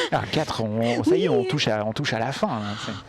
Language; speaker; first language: French; native; French